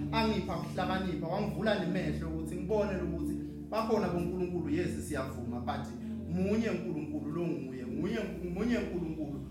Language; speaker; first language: Zulu; non-native, local second language; Swati